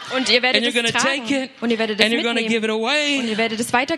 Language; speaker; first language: German; native; German